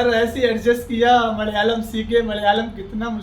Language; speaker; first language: Hindi; native; Hindi